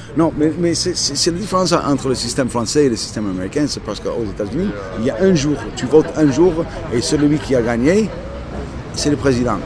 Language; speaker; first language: French; non-native, fluent; English